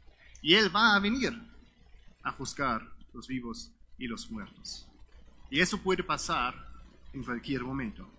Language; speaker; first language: Spanish; non-native, fluent; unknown